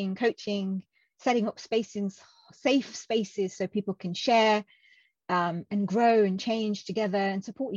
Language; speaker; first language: English; non-native, local second language; Punjabi